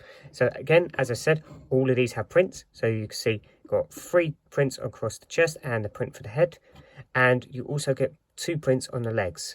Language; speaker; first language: English; native; English